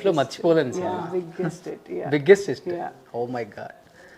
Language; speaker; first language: Telugu; native; Telugu